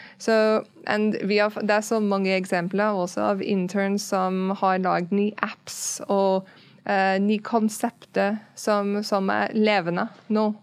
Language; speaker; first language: Norwegian; non-native, fluent; English